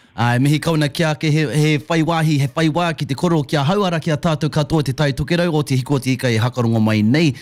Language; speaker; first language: Māori; native; Māori